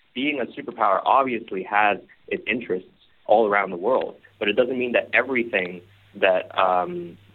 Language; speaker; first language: English; non-native, local second language; Cantonese